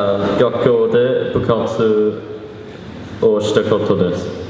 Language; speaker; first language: Japanese; non-native, learner; English